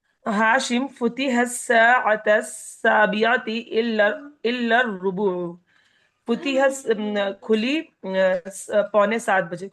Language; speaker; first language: Arabic; non-native, learner; Urdu